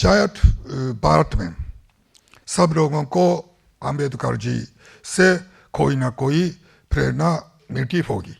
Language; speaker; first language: Hindi; non-native, fluent; Japanese